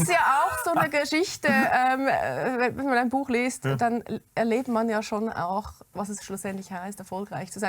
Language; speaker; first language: German; native; German